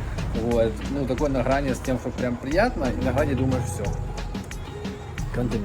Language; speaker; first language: Russian; native; Russian